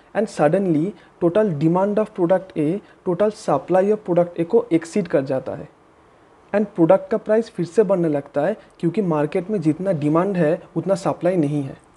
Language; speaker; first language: Hindi; native; Hindi